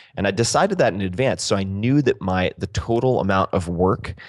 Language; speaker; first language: English; native; English